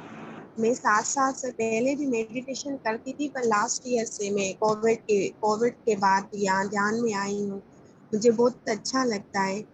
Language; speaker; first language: Hindi; non-native, local second language; Sindhi